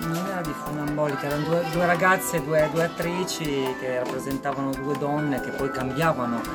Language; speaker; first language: Italian; non-native, learner; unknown